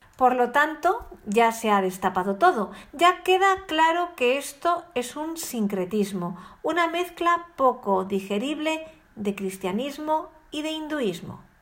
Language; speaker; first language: Spanish; native; Spanish